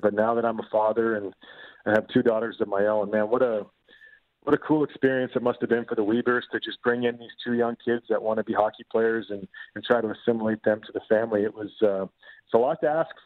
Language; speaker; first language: English; native; English